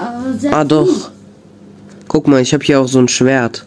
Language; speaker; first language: German; early bilingual, other home language; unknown